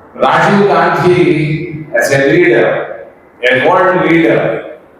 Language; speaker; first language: English; non-native, local second language; Telugu